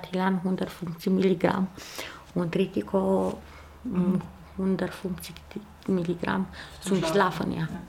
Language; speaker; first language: German; non-native, learner; Romanian